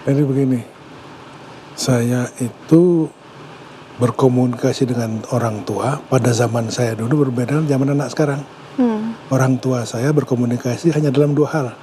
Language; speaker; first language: Indonesian; native; Indonesian